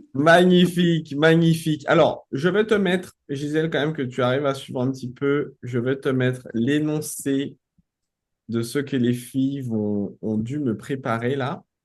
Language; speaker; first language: French; native; French